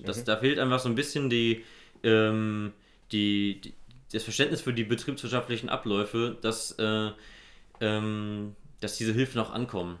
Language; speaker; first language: German; native; German